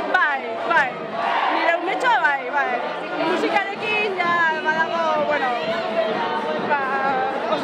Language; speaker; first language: Basque; non-native, local second language; Spanish